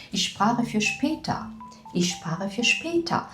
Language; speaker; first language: German; non-native, fluent; Korean